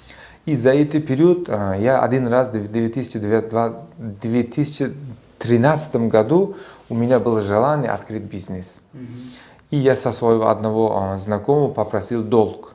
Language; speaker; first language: Russian; non-native, local second language; Uzbek